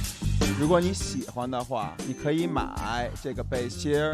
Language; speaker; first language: Chinese; non-native, learner; English